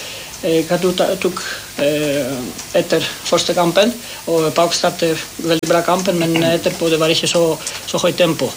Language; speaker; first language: Norwegian; non-native, learner; Greek